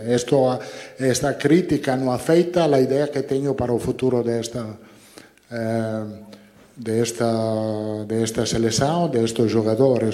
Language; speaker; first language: Portuguese; non-native, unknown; Italian